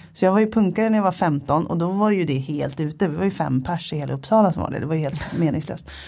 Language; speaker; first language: Swedish; native; Swedish